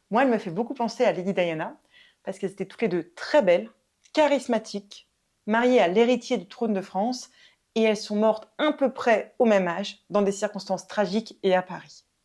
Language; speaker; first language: French; native; French